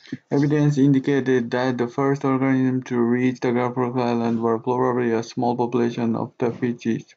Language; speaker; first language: English; non-native, learner; Japanese